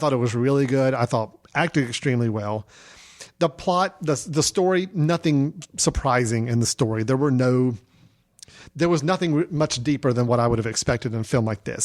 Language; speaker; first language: English; native; English